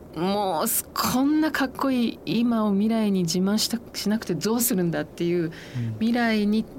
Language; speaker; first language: Japanese; native; Japanese